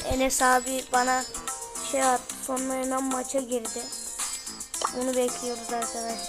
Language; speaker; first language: Turkish; native; Turkish